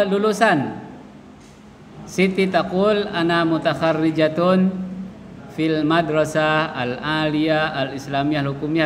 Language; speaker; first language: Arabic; non-native, fluent; Indonesian